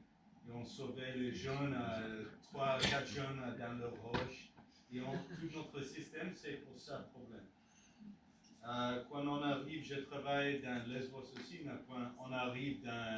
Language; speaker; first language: French; non-native, learner; English